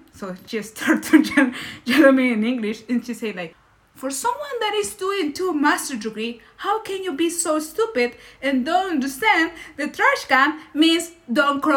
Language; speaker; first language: English; non-native, learner; Spanish